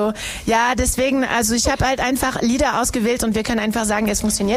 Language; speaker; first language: German; non-native, fluent; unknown